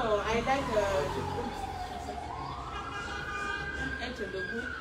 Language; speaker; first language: English; non-native, learner; French